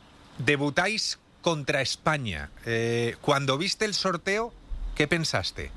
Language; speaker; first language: Spanish; native; Spanish